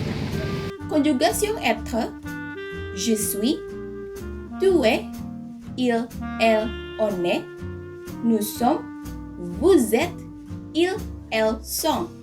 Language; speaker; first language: French; non-native, learner; Indonesian